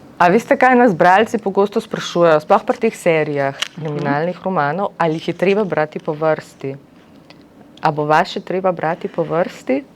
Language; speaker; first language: Slovenian; native; Slovenian